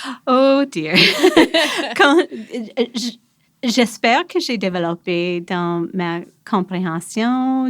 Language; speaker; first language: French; non-native, local second language; English